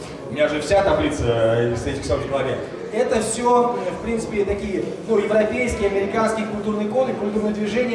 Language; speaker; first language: Russian; native; Russian